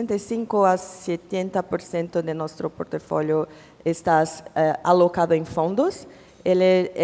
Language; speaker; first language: Spanish; non-native, fluent; Portuguese